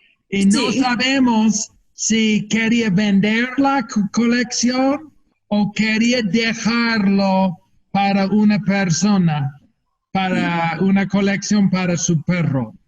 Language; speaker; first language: Spanish; non-native, fluent; English